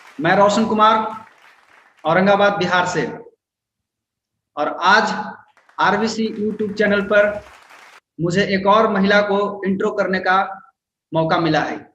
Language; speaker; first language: Hindi; native; Hindi